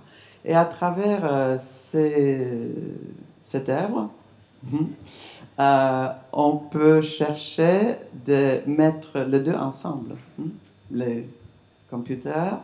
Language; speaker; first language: French; non-native, fluent; English